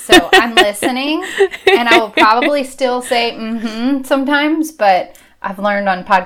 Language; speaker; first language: English; native; English